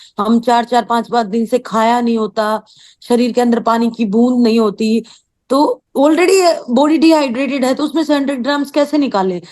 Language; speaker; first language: Hindi; native; Hindi